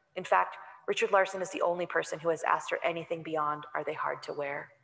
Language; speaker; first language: English; native; English